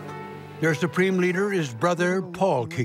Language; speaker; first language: English; native; English